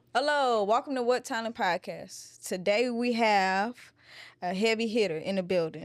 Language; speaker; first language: English; native; English